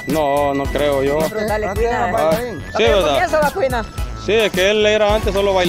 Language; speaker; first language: Spanish; native; Spanish